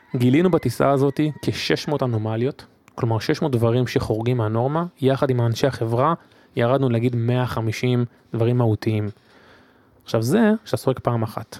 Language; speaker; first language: Hebrew; native; Hebrew